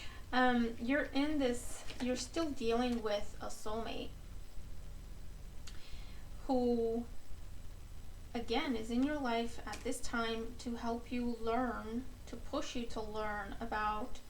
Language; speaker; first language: English; native; English